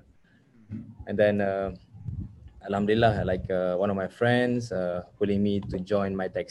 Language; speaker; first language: English; non-native, local second language; Malay